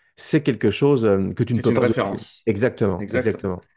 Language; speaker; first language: French; native; French